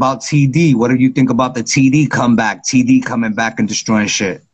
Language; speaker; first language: English; native; English